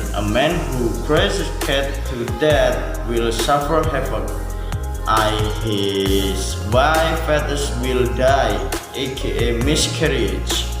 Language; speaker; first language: English; non-native, learner; Indonesian